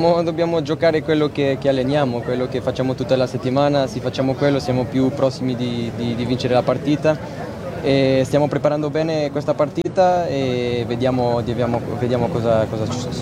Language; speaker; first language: Italian; non-native, fluent; Portuguese